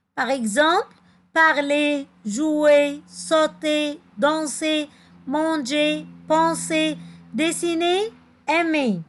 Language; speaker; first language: French; non-native, fluent; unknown